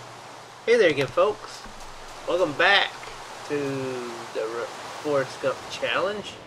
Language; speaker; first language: English; native; English